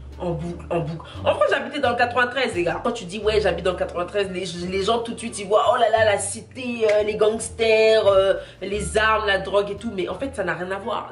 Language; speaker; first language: French; native; French